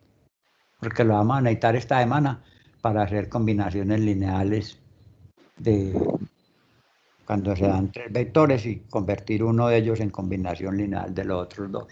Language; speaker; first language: Spanish; native; Spanish